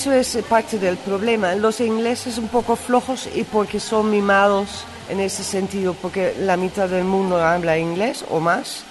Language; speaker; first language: Spanish; non-native, fluent; Dutch